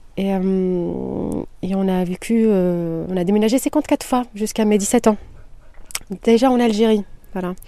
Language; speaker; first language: French; non-native, local second language; Kabyle